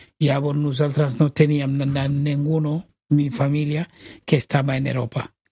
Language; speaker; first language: Catalan; non-native, learner; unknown